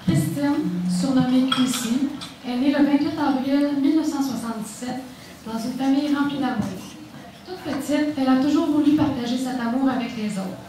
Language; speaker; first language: French; native; French